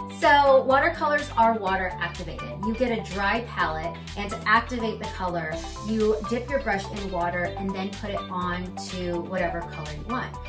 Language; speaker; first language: English; native; English